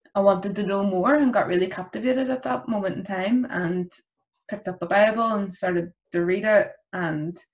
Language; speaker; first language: English; native; English